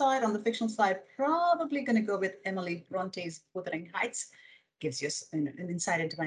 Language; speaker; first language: English; non-native, local second language; Hindi